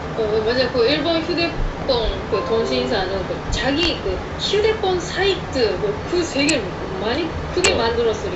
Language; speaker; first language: Korean; non-native, fluent; Japanese